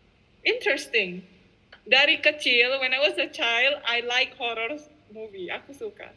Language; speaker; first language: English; non-native, fluent; Indonesian